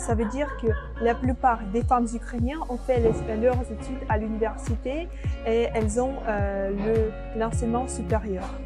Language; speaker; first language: French; non-native, fluent; Russian